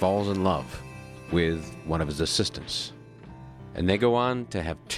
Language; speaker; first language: English; native; English